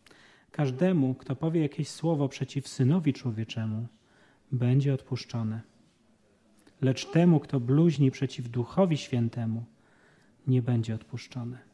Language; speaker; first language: Polish; native; Polish